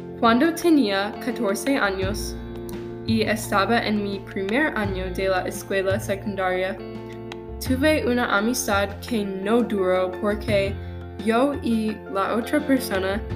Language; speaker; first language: Spanish; non-native, learner; English